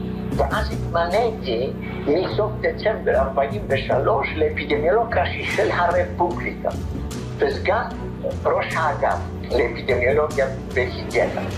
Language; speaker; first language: Hebrew; non-native, fluent; Polish